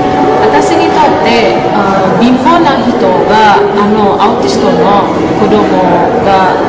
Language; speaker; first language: Japanese; non-native, fluent; Indonesian